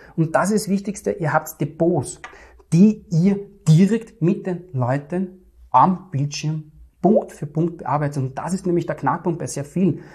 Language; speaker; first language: German; native; German